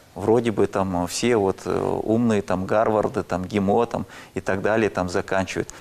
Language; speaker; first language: Russian; native; Russian